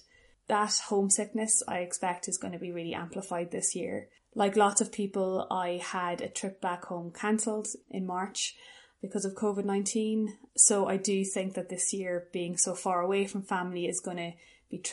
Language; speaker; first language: English; native; English